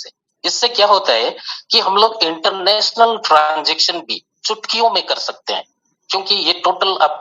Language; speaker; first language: Hindi; native; Hindi